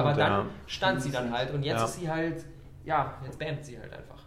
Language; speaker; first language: German; native; German